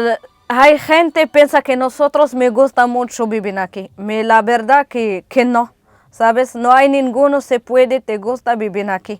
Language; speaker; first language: Spanish; non-native, learner; Arabic